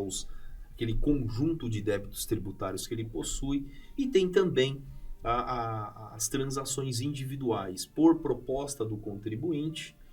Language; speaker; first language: Portuguese; native; Portuguese